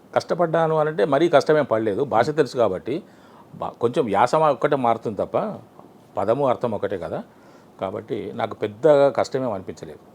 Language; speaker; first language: Telugu; native; Telugu